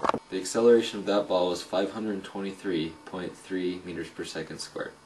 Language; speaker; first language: English; native; English